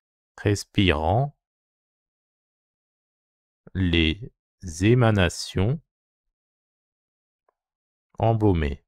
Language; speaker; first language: French; non-native, fluent; Japanese